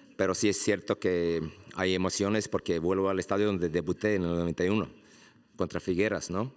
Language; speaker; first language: Spanish; non-native, fluent; Croatian